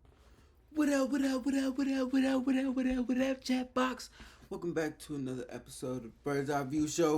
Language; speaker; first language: English; native; English